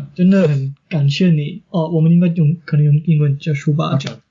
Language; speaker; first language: Chinese; non-native, fluent; English